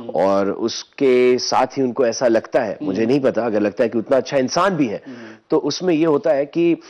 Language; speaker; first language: Hindi; native; Hindi